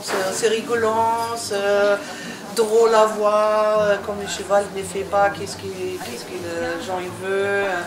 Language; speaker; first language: French; non-native, learner; German